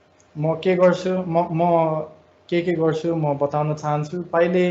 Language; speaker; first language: Nepali; non-native, fluent; English